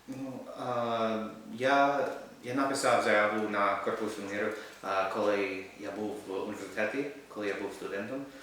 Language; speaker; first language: Ukrainian; non-native, learner; English